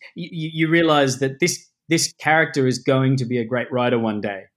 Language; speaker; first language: English; native; English